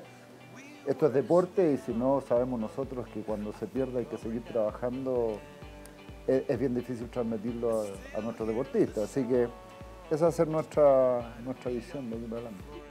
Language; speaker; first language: Spanish; native; Spanish